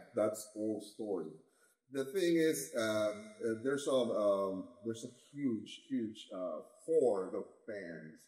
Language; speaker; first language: English; non-native, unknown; Spanish